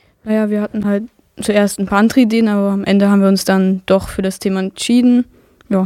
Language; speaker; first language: German; native; German